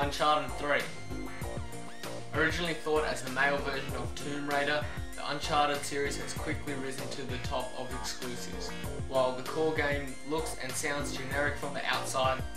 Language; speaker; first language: English; native; English